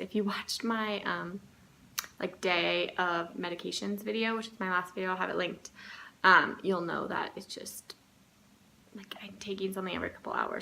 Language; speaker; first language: English; native; English